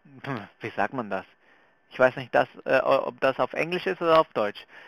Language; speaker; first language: German; non-native, fluent; Spanish